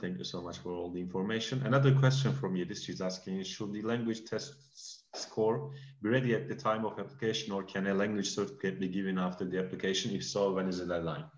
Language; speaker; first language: English; non-native, fluent; Turkish